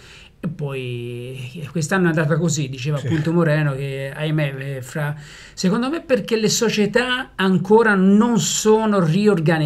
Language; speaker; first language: Italian; native; Italian